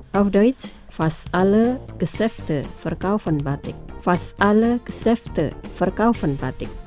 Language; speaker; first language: German; non-native, learner; Indonesian